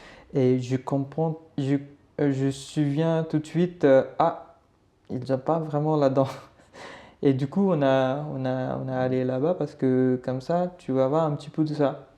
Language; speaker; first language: French; non-native, learner; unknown